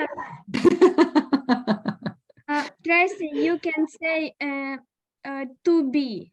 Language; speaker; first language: English; non-native, learner; Ukrainian